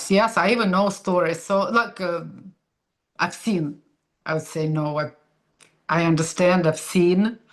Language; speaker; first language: English; non-native, fluent; Russian